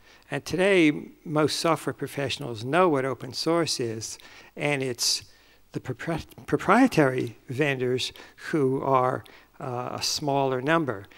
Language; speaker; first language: English; native; English